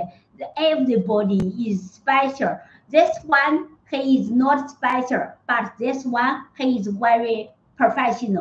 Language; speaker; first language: English; non-native, learner; Chinese